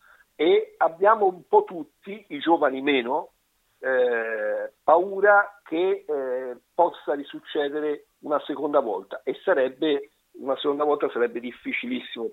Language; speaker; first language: Italian; native; Italian